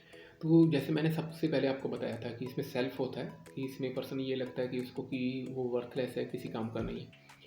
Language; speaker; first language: Hindi; non-native, local second language; Punjabi